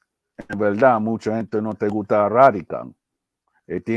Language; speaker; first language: Spanish; early bilingual, heritage; English